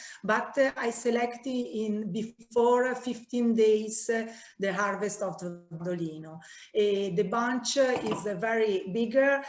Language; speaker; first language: English; non-native, learner; Italian